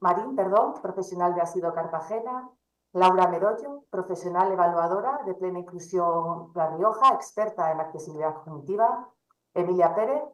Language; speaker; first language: Spanish; native; Spanish